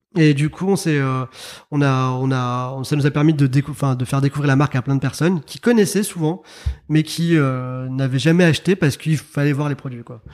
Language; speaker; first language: French; early bilingual, other home language; Arabic